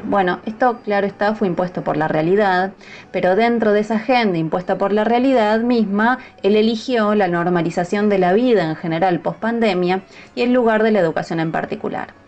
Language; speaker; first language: Spanish; native; Spanish